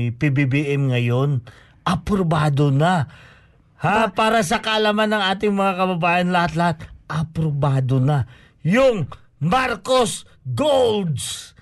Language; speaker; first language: Filipino; non-native, local second language; Cebuano